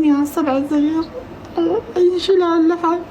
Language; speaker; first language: Arabic; native; Arabic